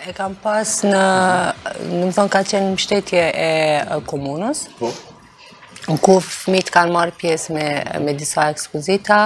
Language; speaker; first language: Albanian; native; Albanian